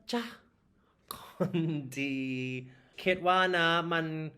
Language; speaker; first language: Thai; non-native, learner; English